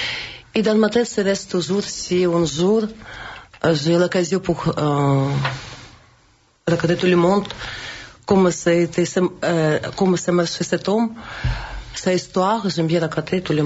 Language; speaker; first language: French; non-native, learner; Russian